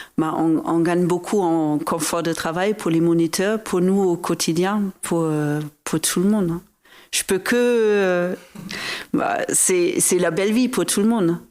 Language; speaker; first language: French; non-native, fluent; German